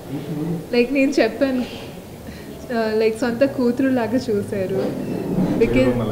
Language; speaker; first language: Telugu; non-native, fluent; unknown